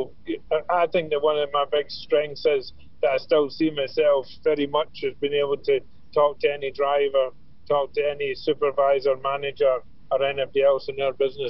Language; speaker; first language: English; native; English